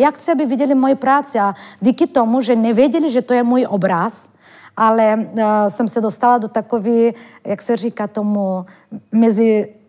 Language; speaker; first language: Czech; non-native, fluent; Turkish